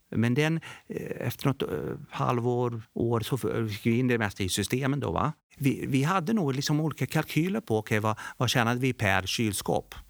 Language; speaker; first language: Swedish; early bilingual, other home language; Bosnian